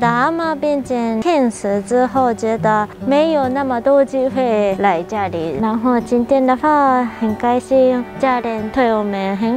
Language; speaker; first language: Chinese; non-native, fluent; Japanese